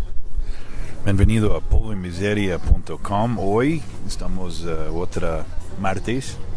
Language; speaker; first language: Spanish; non-native, learner; English